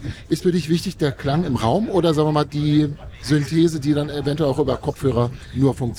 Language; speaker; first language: German; native; German